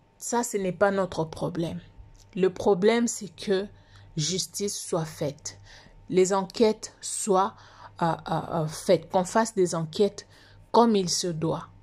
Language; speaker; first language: French; non-native, local second language; Lingala